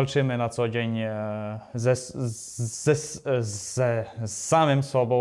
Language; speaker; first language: Polish; non-native, fluent; Ukrainian